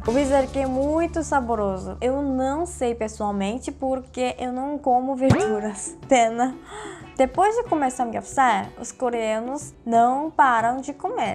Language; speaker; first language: Portuguese; non-native, fluent; Korean